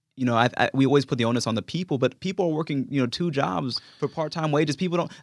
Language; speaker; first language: English; native; English